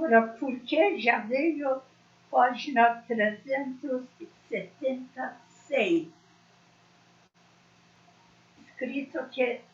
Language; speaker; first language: Portuguese; non-native, learner; Persian